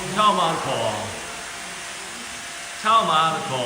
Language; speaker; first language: Italian; non-native, fluent; Korean